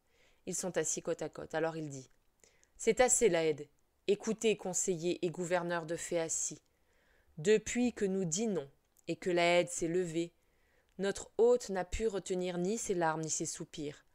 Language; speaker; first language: French; native; French